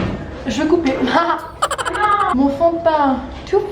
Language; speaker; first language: French; native; French